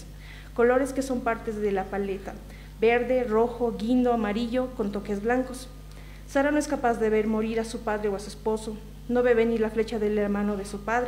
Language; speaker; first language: Spanish; native; Spanish